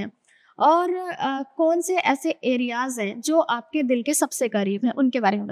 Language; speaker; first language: Hindi; native; Hindi